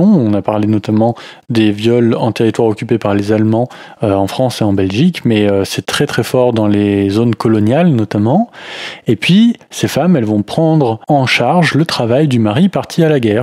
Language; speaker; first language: French; native; French